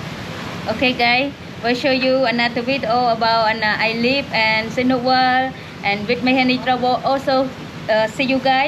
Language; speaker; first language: English; non-native, learner; Khmer